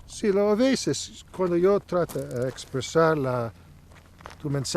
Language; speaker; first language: Spanish; non-native, learner; English